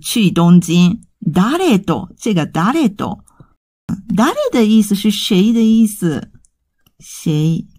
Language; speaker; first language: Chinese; non-native, fluent; Japanese